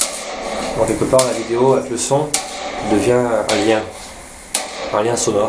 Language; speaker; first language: French; native; French